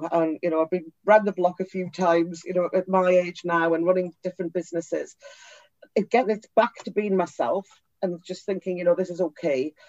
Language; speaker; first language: English; native; English